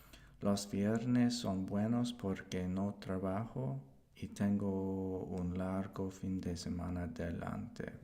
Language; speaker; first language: Spanish; non-native, learner; English